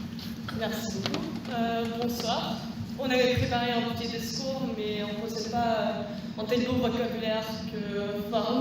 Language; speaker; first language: French; non-native, fluent; Russian